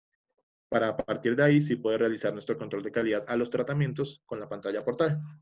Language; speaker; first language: Spanish; native; Spanish